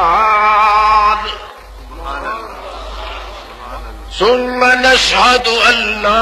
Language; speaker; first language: Arabic; non-native, fluent; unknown